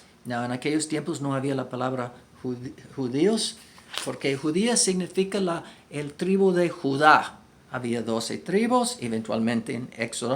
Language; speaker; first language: Spanish; non-native, fluent; English